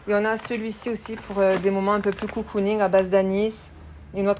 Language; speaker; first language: French; native; French